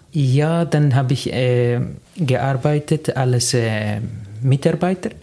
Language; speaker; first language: German; non-native, learner; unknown